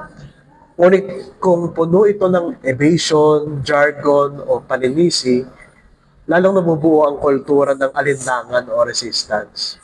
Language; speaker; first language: Filipino; native; Filipino